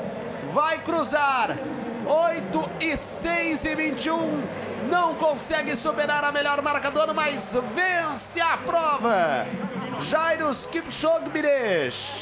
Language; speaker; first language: Portuguese; native; Portuguese